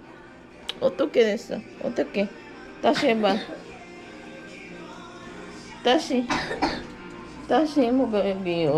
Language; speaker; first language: Korean; non-native, local second language; Filipino